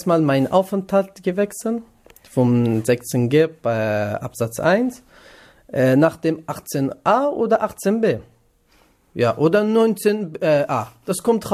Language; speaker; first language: German; non-native, learner; Kurdish